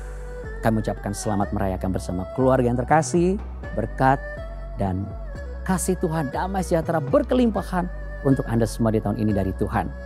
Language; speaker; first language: Indonesian; native; Indonesian